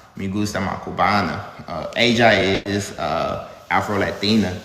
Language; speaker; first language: Spanish; non-native, learner; English